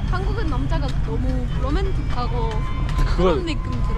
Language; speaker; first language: Korean; non-native, learner; Persian